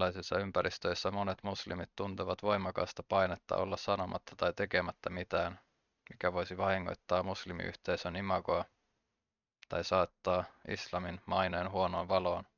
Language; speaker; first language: Finnish; native; Finnish